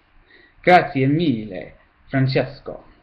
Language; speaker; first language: Italian; non-native, learner; English